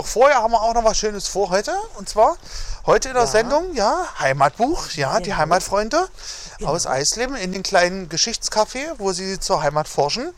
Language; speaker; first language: German; native; German